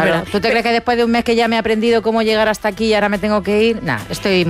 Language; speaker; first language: Spanish; native; Spanish